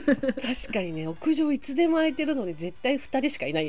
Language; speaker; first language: Japanese; native; Japanese